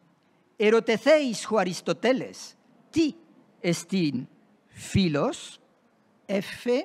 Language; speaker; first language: Greek; non-native, fluent; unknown